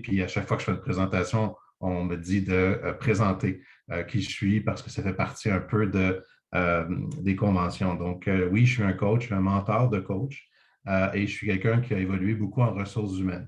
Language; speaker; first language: French; native; French